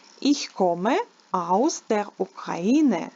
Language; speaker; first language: German; non-native, learner; Ukrainian